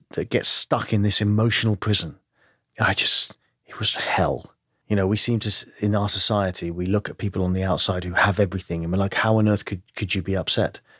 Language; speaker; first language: English; native; English